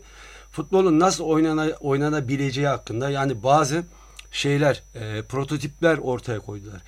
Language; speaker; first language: Turkish; native; Turkish